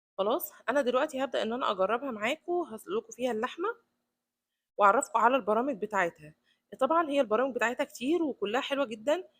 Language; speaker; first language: Egyptian Arabic; native; Egyptian Arabic